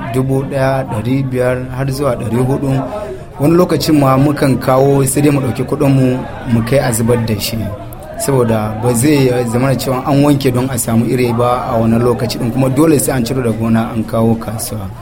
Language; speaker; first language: Hausa; native; Hausa